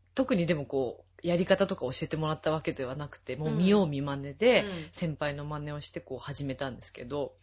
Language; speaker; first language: Japanese; native; Japanese